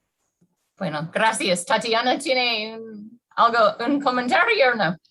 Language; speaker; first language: Spanish; non-native, fluent; English